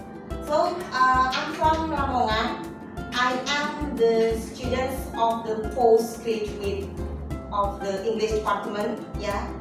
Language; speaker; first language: English; non-native, fluent; Javanese